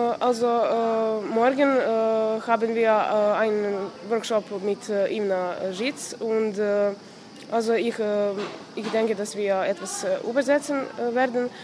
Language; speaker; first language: German; non-native, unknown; Serbian